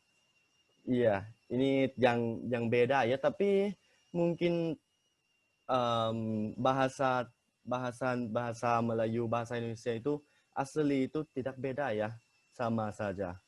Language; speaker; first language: Indonesian; non-native, fluent; Thai